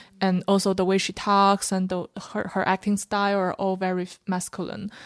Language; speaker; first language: English; non-native, fluent; Chinese